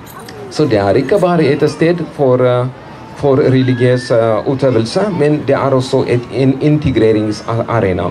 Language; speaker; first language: Norwegian; non-native, fluent; Amharic